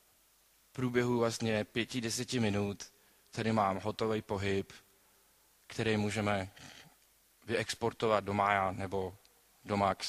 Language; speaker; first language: Czech; native; Czech